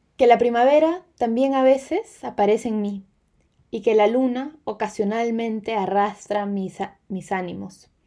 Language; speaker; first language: Spanish; native; Spanish